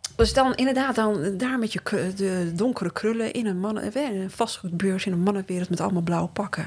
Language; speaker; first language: Dutch; early bilingual, other home language; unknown